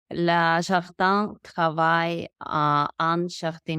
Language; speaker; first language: French; non-native, learner; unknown